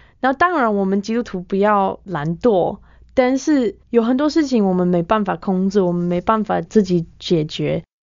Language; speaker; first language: Chinese; non-native, fluent; English